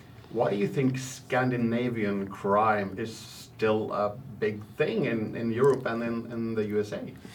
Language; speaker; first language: English; non-native, fluent; Norwegian